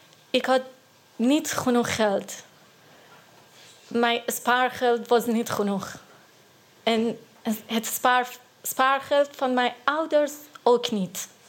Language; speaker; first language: Dutch; non-native, fluent; Persian